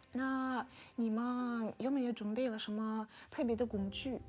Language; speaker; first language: Chinese; non-native, fluent; Russian